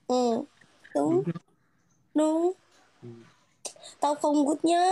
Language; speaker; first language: Vietnamese; non-native, learner; Indonesian